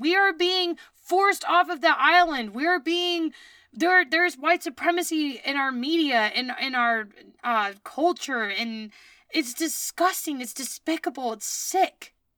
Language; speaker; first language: English; early bilingual, other home language; Spanish